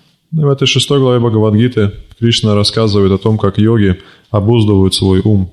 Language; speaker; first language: Russian; native; Russian